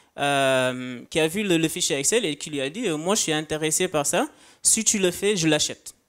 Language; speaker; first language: French; non-native, local second language; Wolof